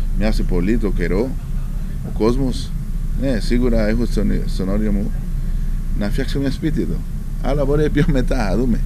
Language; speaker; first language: Greek; non-native, fluent; Spanish